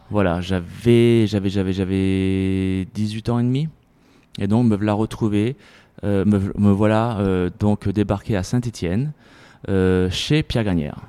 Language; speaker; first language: French; native; French